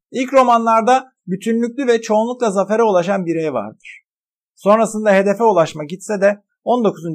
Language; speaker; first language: Turkish; native; Turkish